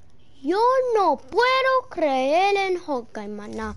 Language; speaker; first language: Spanish; early bilingual, heritage; English